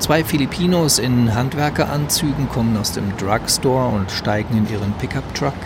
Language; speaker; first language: German; native; German